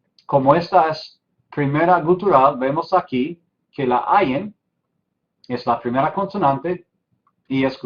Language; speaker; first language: Spanish; non-native, fluent; English